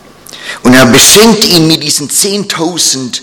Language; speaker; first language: German; non-native, fluent; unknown